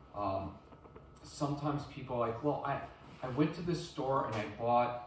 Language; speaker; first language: English; native; English